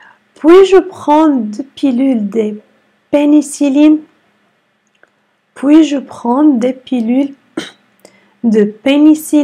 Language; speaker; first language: French; non-native, fluent; Arabic